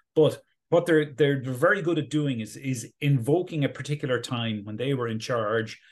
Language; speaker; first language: English; native; English